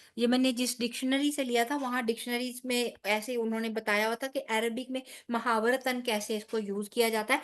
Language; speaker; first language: Urdu; non-native, local second language; Punjabi